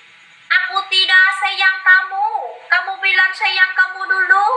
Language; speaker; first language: Indonesian; non-native, learner; Vietnamese